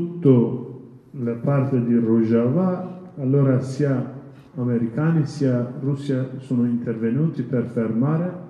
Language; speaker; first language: Italian; non-native, learner; Kurdish